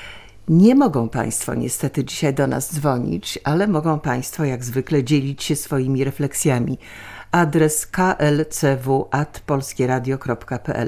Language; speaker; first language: Polish; native; Polish